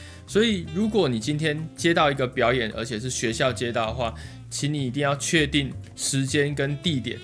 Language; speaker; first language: Chinese; native; Chinese